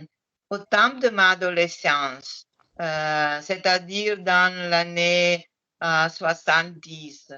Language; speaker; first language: French; non-native, fluent; Italian